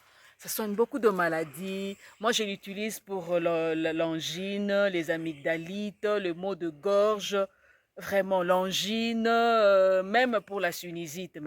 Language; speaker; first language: French; non-native, local second language; Swahili